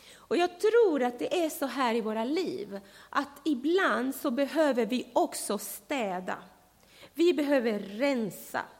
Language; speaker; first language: Swedish; non-native, fluent; Spanish